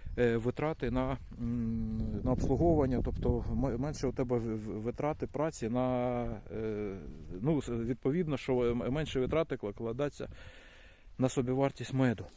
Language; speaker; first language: Ukrainian; non-native, local second language; Russian